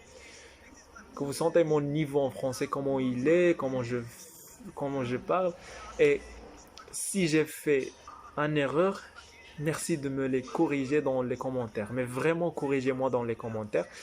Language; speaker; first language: French; non-native, fluent; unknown